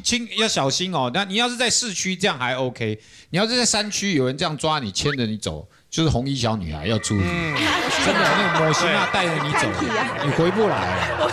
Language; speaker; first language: Chinese; native; Chinese